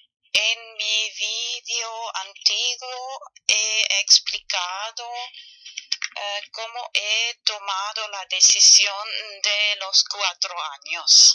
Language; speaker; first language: Spanish; non-native, fluent; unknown